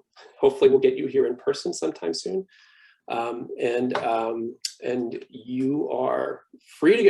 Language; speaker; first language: English; native; English